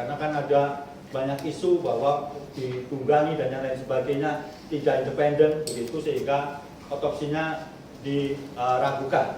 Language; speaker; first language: Indonesian; native; Indonesian